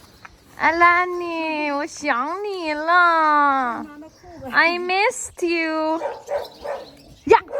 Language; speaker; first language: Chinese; non-native, learner; Filipino